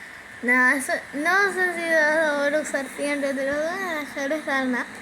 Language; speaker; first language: Spanish; native; Spanish